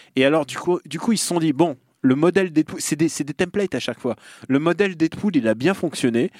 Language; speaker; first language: French; non-native, fluent; Russian